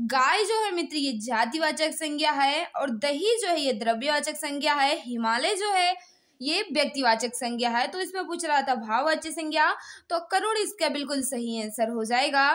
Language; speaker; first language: Hindi; native; Hindi